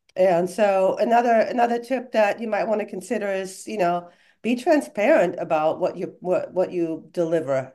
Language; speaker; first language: English; non-native, fluent; German